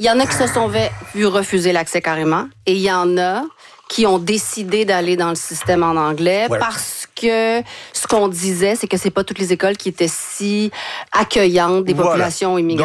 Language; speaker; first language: French; native; French